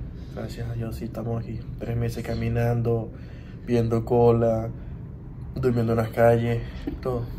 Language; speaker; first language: Spanish; native; Spanish